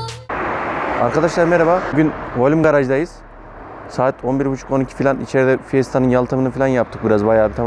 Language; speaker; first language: Turkish; native; Turkish